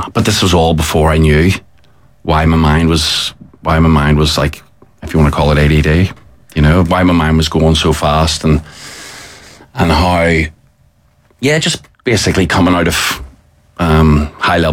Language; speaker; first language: English; native; English